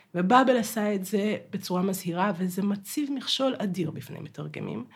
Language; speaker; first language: Hebrew; non-native, fluent; Russian